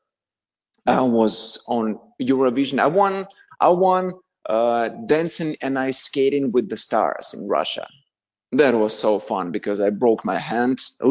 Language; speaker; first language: English; non-native, fluent; Russian